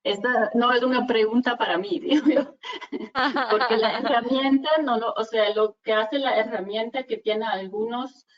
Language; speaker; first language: Spanish; non-native, fluent; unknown